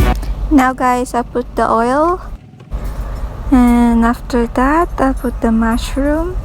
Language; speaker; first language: English; non-native, local second language; Filipino